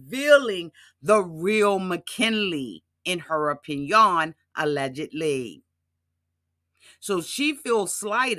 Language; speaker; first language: English; native; English